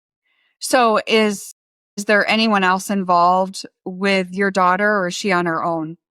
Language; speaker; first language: English; native; English